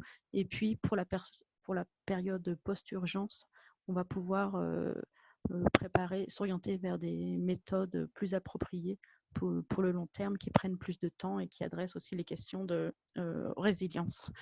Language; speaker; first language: French; native; French